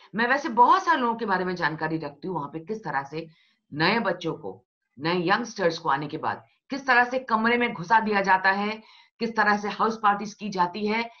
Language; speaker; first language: Hindi; non-native, local second language; Bangla